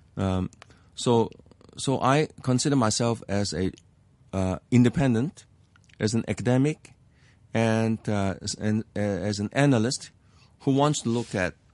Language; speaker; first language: English; non-native, local second language; Cantonese